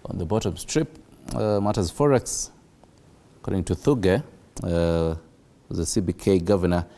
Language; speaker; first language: English; non-native, local second language; Swahili